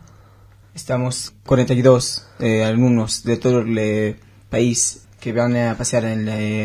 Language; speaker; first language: Spanish; non-native, learner; Hebrew